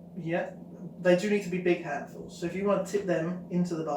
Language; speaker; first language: English; native; English